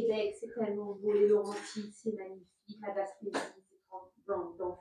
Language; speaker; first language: French; native; French